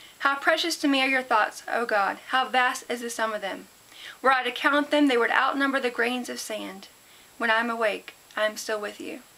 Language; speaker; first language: English; native; English